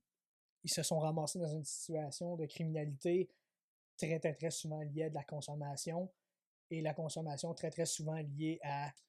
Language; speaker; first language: French; native; French